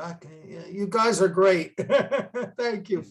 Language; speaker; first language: English; native; English